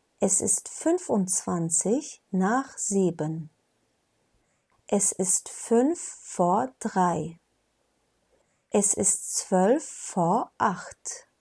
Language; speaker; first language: German; non-native, fluent; Turkish